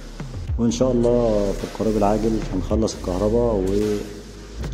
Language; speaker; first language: Arabic; native; Arabic